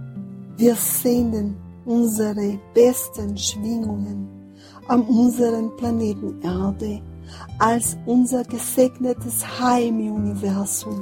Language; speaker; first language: German; non-native, fluent; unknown